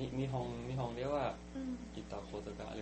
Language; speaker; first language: Japanese; non-native, learner; Thai